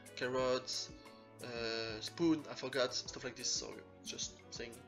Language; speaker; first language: English; non-native, fluent; French